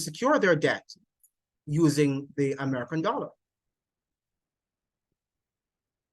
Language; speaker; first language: English; native; English